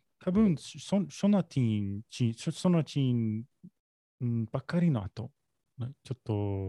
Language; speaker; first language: Japanese; non-native, learner; English